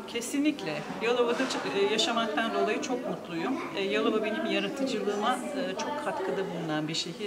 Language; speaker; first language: Turkish; native; Turkish